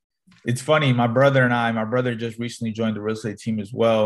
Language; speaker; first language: English; native; English